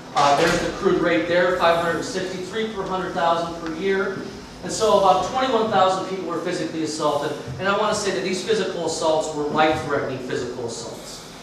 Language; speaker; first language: English; native; English